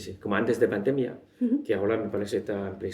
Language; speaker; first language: Spanish; non-native, learner; Chinese